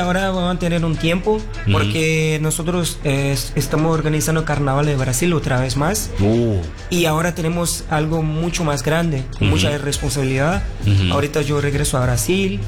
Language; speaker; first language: Spanish; non-native, learner; Portuguese